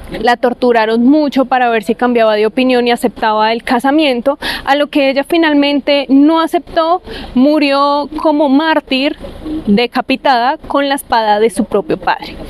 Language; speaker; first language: Spanish; native; Spanish